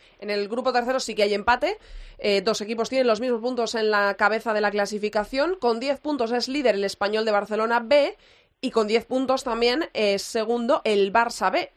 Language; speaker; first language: Spanish; native; Spanish